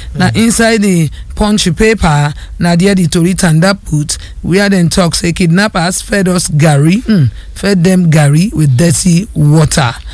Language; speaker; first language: Nigerian Pidgin; non-native, local second language; Yoruba